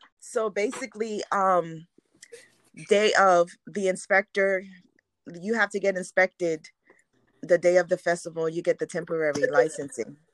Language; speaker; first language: English; early bilingual, other home language; Haitian Creole